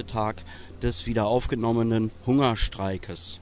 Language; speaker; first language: German; native; German